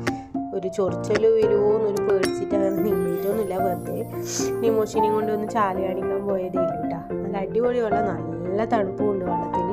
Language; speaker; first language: Malayalam; native; Malayalam